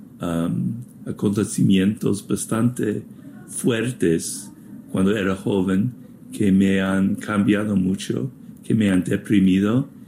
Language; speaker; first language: Spanish; non-native, fluent; English